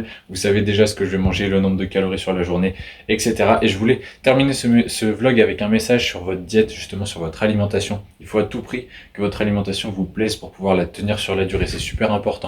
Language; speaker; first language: French; native; French